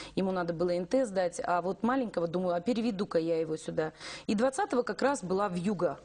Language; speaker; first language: Russian; native; Russian